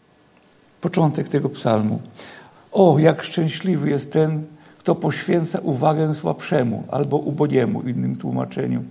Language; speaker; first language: Polish; native; Polish